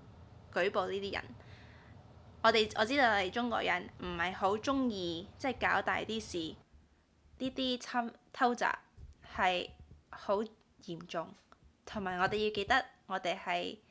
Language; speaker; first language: Cantonese; early bilingual, heritage; Cantonese